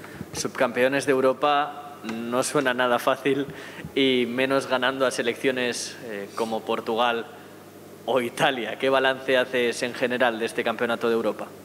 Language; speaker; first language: Spanish; native; Spanish